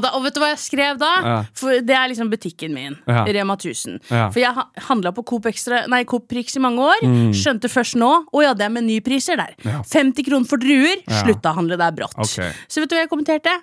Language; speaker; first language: Norwegian; native; Norwegian